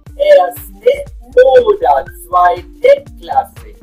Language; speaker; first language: German; non-native, fluent; Spanish